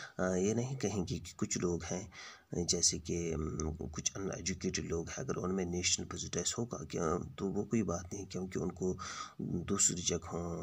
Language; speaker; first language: Hindi; native; Hindi